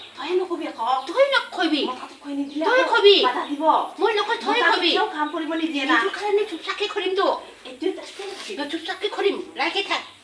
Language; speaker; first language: Assamese; non-native, local second language; Bodo